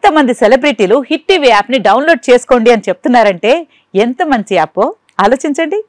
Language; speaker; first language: Telugu; native; Telugu